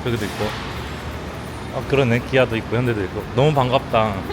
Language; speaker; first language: Korean; native; Korean